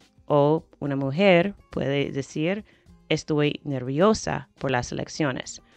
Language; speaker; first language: Spanish; non-native, fluent; English